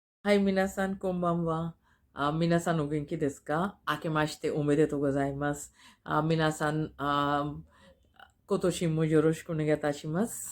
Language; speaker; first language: Japanese; non-native, fluent; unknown